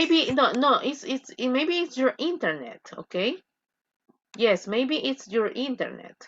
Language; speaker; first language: English; non-native, fluent; Spanish